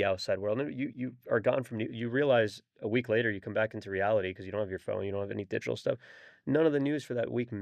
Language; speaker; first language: English; native; English